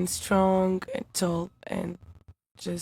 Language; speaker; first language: English; non-native, learner; French